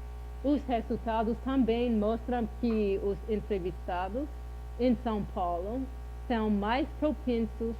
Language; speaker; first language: Portuguese; non-native, fluent; English